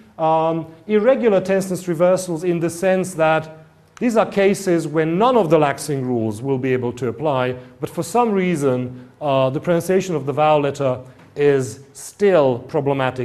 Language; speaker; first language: English; non-native, fluent; Hungarian